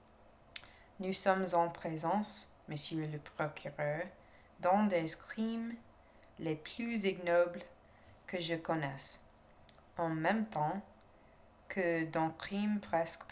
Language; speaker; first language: French; non-native, learner; English